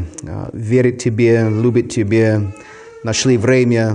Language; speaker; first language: Russian; non-native, fluent; English